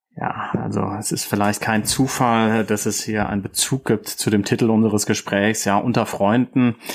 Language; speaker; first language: German; native; German